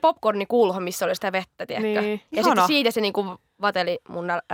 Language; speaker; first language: Finnish; native; Finnish